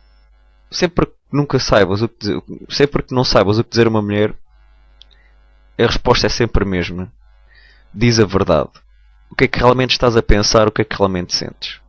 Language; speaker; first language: Portuguese; native; Portuguese